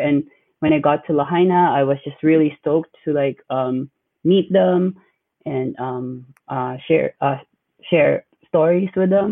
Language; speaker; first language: English; non-native, local second language; Filipino